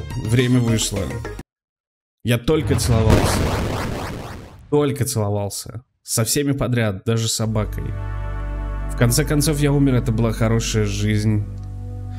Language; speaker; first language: Russian; native; Russian